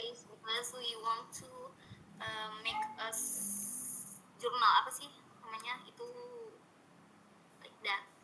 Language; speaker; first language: English; non-native, learner; Indonesian